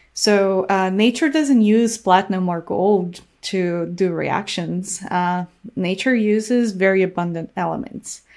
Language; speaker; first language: English; non-native, fluent; Portuguese